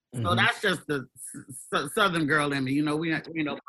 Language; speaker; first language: English; native; English